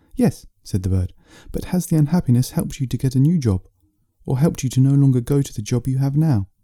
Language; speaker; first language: English; native; English